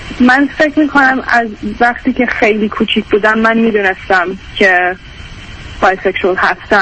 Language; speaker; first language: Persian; early bilingual, heritage; English